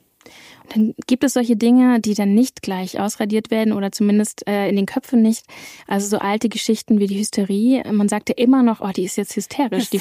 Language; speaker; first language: German; native; German